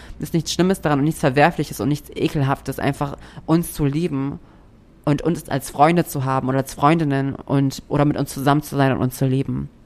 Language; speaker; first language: German; native; German